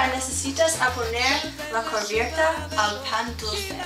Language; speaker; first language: Spanish; non-native, learner; English